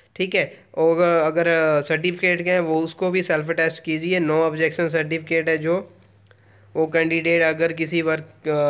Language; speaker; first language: Hindi; non-native, local second language; Punjabi